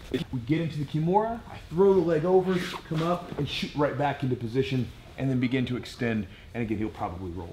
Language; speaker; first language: English; native; English